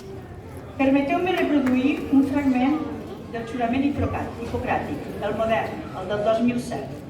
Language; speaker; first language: Catalan; native; Catalan